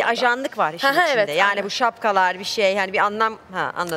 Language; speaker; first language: Turkish; native; Turkish